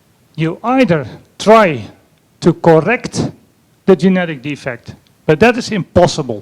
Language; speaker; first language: English; non-native, fluent; Dutch